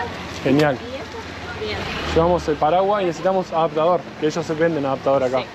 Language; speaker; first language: Spanish; native; Spanish